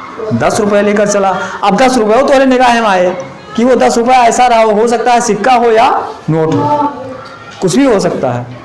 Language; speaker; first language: Hindi; native; Hindi